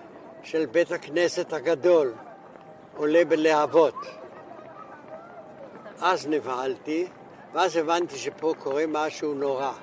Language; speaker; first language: Hebrew; non-native, fluent; German